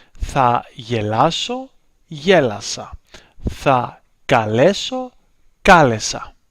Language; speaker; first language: Greek; native; Greek